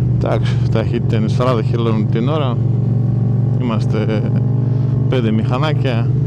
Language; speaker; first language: Greek; early bilingual, heritage; Greek